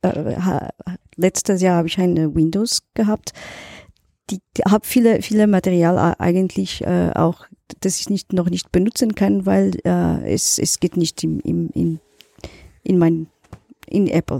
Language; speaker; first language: German; non-native, learner; Portuguese